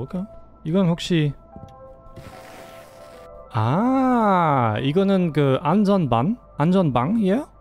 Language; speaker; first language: Korean; non-native, fluent; German